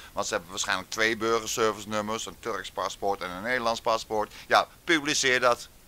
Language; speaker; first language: Dutch; native; Dutch